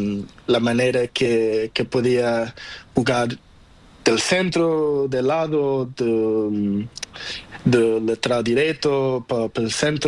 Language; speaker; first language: Spanish; non-native, learner; Portuguese